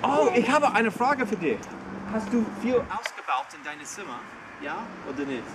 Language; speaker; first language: German; non-native, learner; English